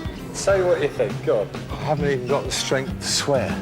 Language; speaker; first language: English; native; English